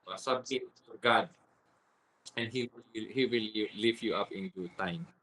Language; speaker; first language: English; non-native, local second language; Filipino